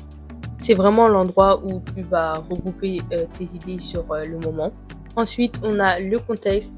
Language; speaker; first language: French; native; French